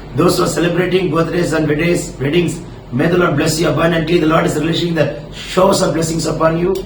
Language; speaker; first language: English; non-native, local second language; Tamil